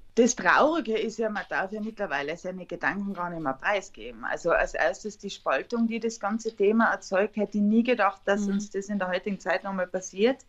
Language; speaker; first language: German; native; German